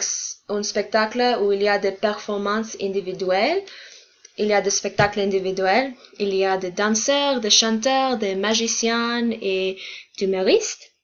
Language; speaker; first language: French; non-native, learner; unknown